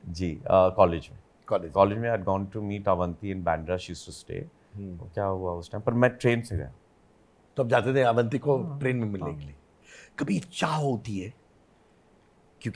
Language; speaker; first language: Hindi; native; Hindi